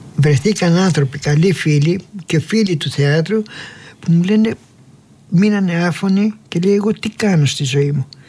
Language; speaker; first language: Greek; native; Greek